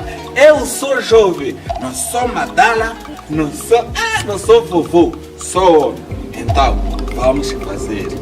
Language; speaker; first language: Portuguese; non-native, learner; Kinyarwanda